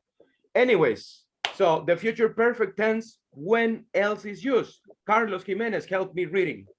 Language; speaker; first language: English; non-native, fluent; Spanish